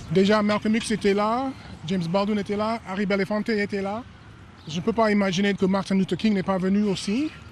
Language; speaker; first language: French; non-native, fluent; English